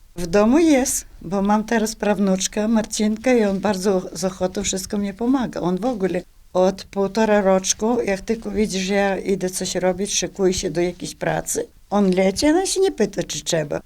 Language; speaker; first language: Polish; native; Polish